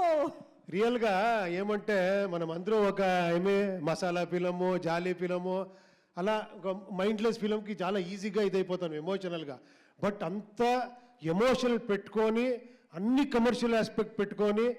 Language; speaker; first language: Telugu; non-native, local second language; Kannada